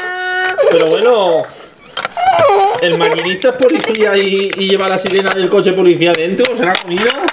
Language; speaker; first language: Spanish; native; Spanish